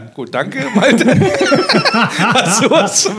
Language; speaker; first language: German; native; German